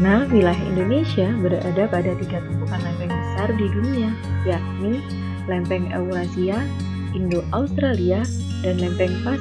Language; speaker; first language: Indonesian; native; Indonesian